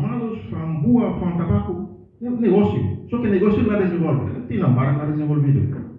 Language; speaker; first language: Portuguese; non-native, local second language; Tetum